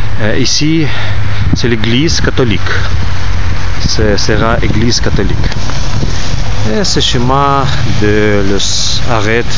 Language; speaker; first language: French; non-native, learner; Ukrainian